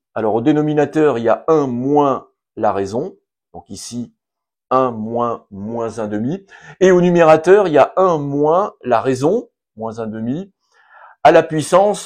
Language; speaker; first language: French; native; French